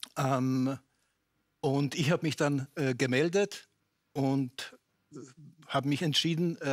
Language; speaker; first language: German; non-native, fluent; Polish